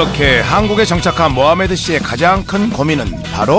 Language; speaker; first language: Korean; native; Korean